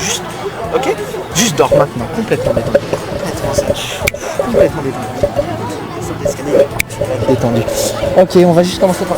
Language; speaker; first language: French; native; French